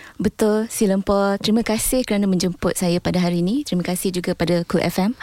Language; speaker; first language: Malay; native; Malay